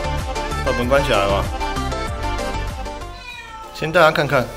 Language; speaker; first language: Chinese; native; Chinese